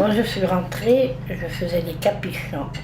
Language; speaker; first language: French; non-native, learner; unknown